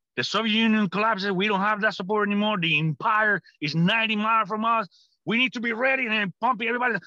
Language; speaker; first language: English; non-native, fluent; Spanish